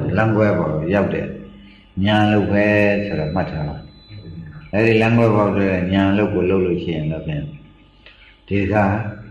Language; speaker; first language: Burmese; native; Burmese